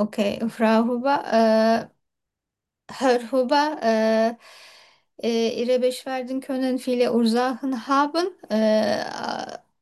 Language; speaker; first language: German; non-native, learner; Turkish